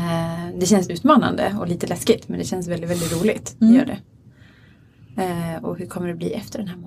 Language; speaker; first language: Swedish; native; Swedish